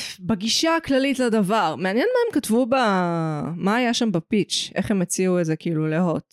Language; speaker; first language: Hebrew; native; Hebrew